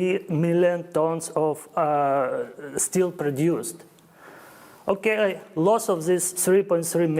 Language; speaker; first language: English; non-native, fluent; Ukrainian